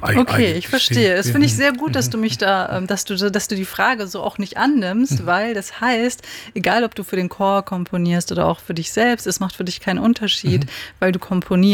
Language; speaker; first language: German; native; German